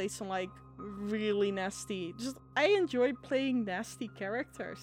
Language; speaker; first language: English; non-native, fluent; Dutch